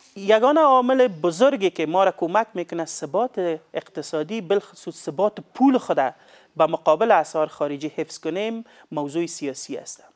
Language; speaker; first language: Persian; native; Persian